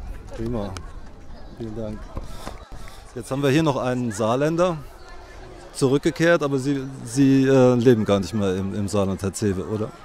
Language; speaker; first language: German; native; German